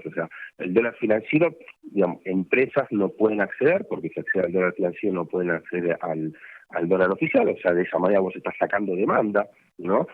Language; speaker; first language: Spanish; native; Spanish